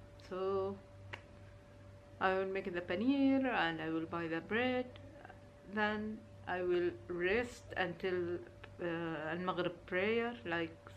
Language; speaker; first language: English; non-native, learner; Urdu